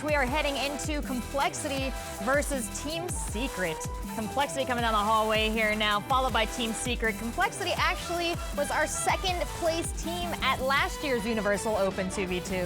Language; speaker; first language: English; native; English